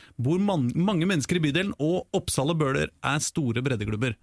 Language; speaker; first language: Norwegian; native; Norwegian